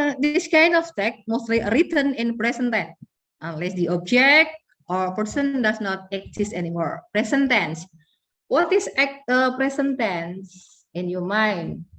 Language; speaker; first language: English; non-native, learner; Indonesian